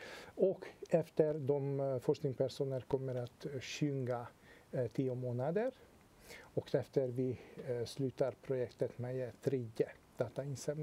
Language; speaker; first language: Swedish; non-native, fluent; Hungarian